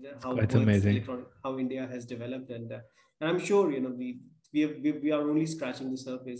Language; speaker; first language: English; non-native, local second language; Punjabi